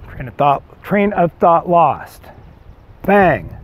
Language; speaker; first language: English; native; English